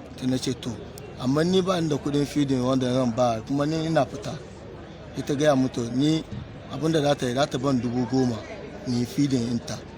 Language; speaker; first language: Hausa; non-native, local second language; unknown